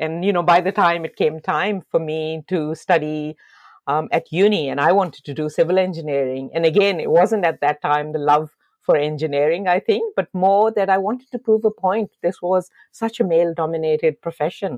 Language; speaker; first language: English; non-native, local second language; Urdu